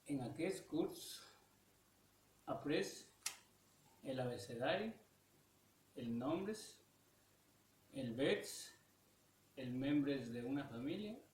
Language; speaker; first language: Catalan; non-native, learner; Spanish